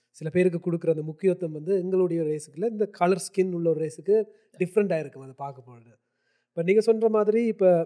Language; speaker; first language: Tamil; early bilingual, heritage; Tamil